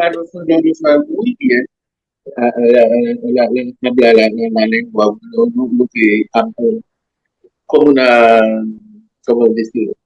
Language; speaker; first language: Spanish; non-native, learner; French